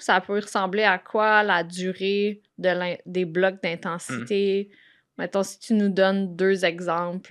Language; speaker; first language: French; native; French